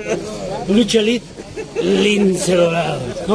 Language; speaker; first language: Spanish; native; Spanish